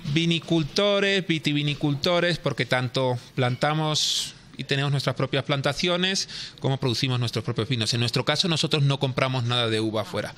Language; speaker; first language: Spanish; native; Spanish